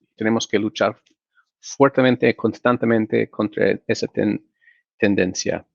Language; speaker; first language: Spanish; non-native, fluent; English